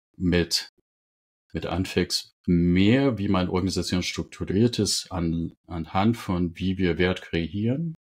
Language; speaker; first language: German; non-native, fluent; English